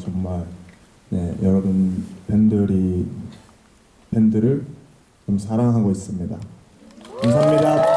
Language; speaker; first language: Korean; non-native, learner; Japanese